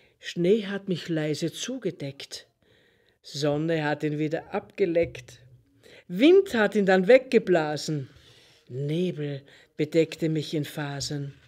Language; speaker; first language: German; native; German